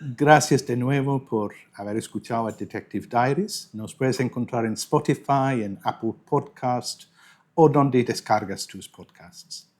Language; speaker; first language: Spanish; non-native, fluent; English